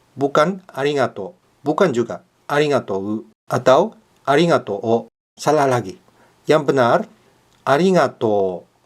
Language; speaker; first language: Indonesian; non-native, fluent; Japanese